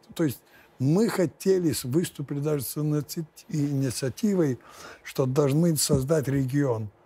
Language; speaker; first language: Russian; non-native, fluent; Lithuanian